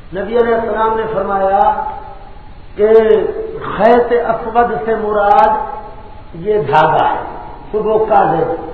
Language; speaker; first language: Urdu; non-native, local second language; Punjabi